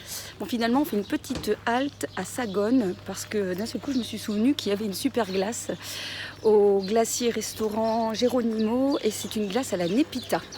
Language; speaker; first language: French; native; French